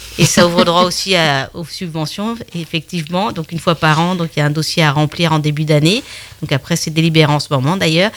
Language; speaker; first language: French; native; French